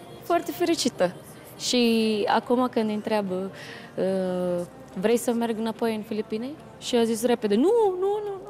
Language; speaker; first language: Romanian; non-native, learner; Filipino